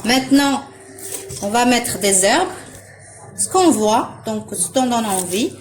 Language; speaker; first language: French; non-native, local second language; Arabic